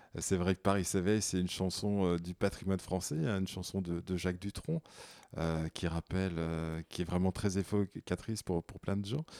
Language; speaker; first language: French; native; French